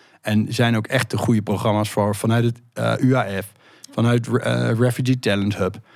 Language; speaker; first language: Dutch; native; Dutch